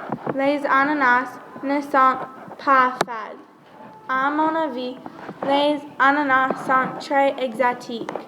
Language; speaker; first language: French; non-native, learner; English